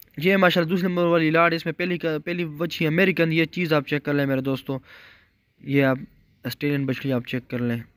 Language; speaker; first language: Urdu; non-native, local second language; Punjabi